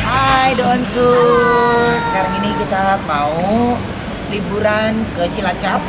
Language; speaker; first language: Indonesian; native; Indonesian